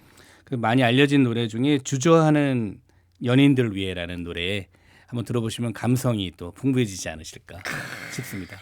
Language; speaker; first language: Korean; native; Korean